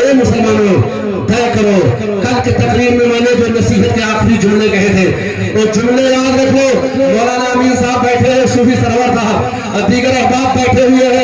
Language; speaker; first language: Hindi; native; Hindi